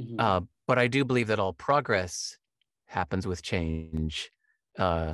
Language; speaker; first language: English; native; English